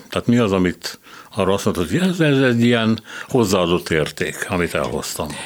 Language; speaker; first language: Hungarian; native; Hungarian